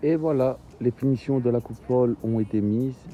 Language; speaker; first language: French; native; French